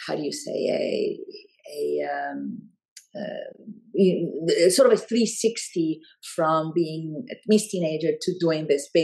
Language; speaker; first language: English; non-native, fluent; Italian